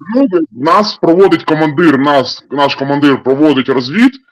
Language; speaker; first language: Ukrainian; non-native, local second language; Russian